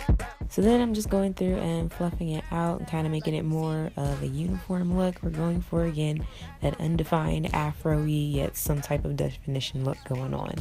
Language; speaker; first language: English; native; English